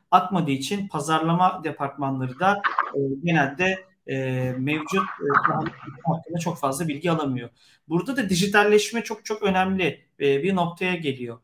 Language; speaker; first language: Turkish; native; Turkish